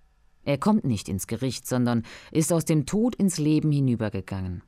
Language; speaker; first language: German; native; German